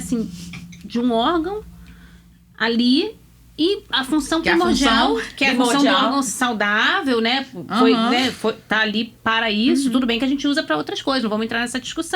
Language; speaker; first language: Portuguese; native; Portuguese